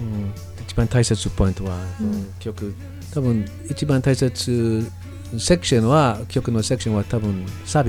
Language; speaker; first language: Japanese; non-native, learner; English